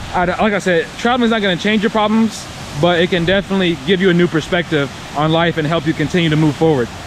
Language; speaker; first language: English; native; English